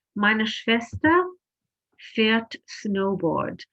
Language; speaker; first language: German; non-native, fluent; English